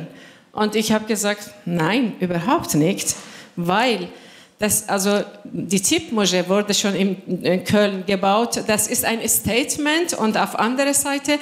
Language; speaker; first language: German; non-native, fluent; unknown